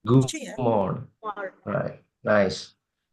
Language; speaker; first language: English; non-native, fluent; Indonesian